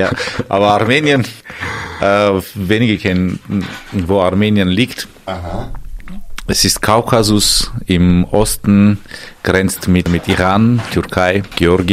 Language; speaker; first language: German; non-native, fluent; Armenian